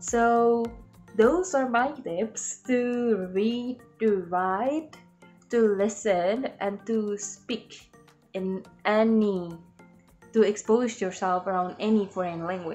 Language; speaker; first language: English; non-native, learner; Indonesian